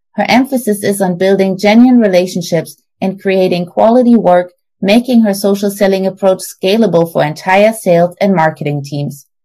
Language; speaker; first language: English; non-native, fluent; German